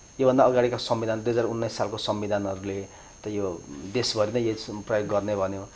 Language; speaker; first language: Nepali; non-native, local second language; Limbu